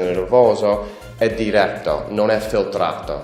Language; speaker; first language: Italian; non-native, fluent; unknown